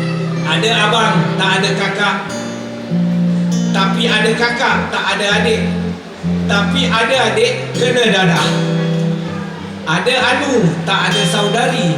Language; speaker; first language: Malay; native; Malay